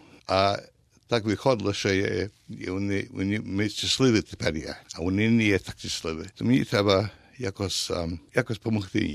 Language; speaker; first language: Ukrainian; early bilingual, heritage; Ukrainian